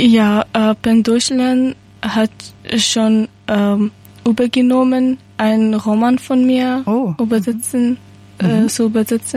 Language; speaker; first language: German; non-native, learner; Persian